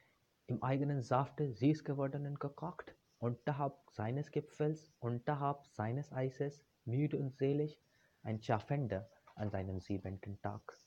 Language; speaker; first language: German; non-native, fluent; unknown